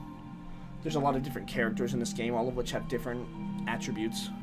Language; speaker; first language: English; native; English